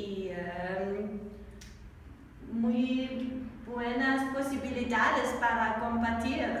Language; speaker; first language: Spanish; non-native, learner; German